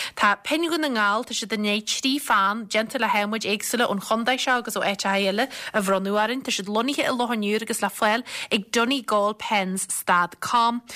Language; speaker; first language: Irish; native; Irish